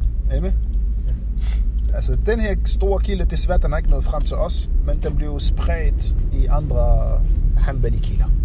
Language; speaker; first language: Danish; non-native, fluent; Arabic